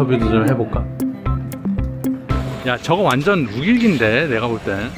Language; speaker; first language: Korean; native; Korean